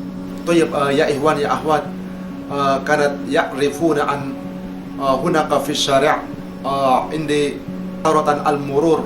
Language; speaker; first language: Arabic; non-native, learner; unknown